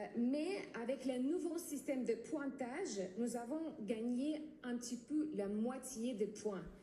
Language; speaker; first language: French; non-native, learner; Ukrainian